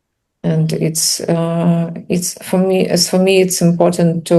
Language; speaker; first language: English; non-native, learner; Russian